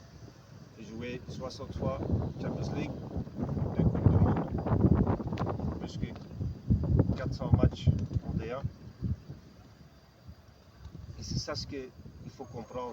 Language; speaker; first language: French; non-native, fluent; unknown